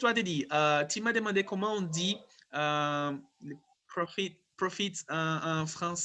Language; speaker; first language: French; non-native, fluent; Portuguese